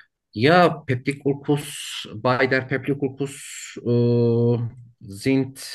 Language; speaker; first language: German; non-native, learner; Turkish